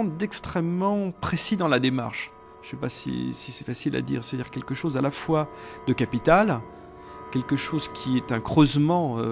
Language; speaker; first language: French; native; French